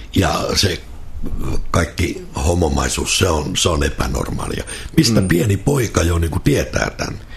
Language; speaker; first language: Finnish; native; Finnish